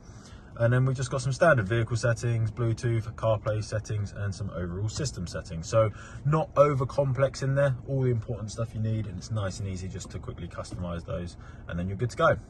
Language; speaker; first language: English; native; English